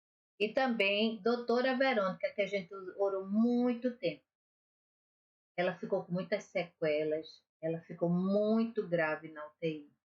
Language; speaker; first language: Portuguese; native; Portuguese